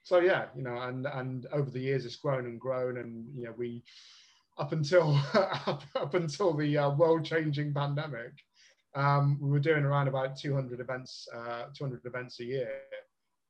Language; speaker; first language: English; native; English